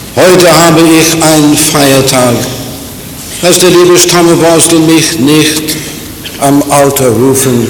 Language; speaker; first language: German; non-native, fluent; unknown